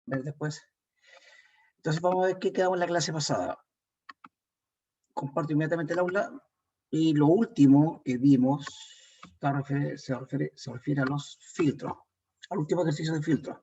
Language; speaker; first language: Spanish; native; Spanish